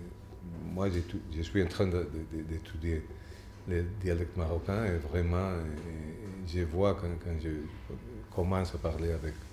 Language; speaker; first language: French; non-native, fluent; Spanish